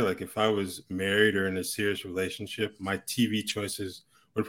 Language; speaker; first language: English; native; English